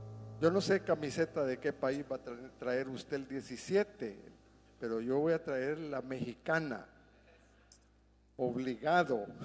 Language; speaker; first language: Spanish; native; Spanish